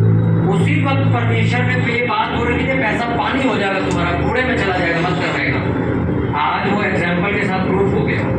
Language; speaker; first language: Hindi; native; Hindi